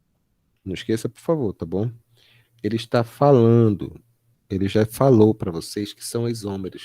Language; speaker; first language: Portuguese; native; Portuguese